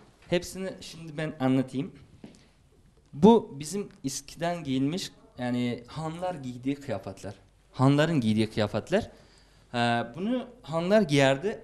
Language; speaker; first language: Turkish; non-native, fluent; Uzbek